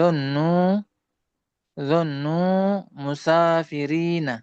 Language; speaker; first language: Arabic; non-native, learner; Indonesian